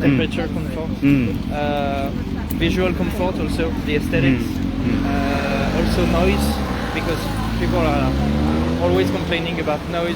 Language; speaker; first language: English; non-native, fluent; French